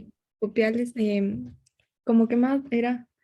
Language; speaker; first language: Spanish; native; Spanish